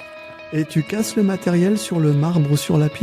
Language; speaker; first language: French; native; French